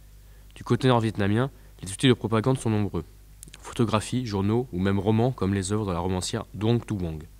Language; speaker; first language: French; native; French